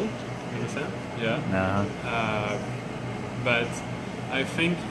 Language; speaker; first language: English; non-native, learner; French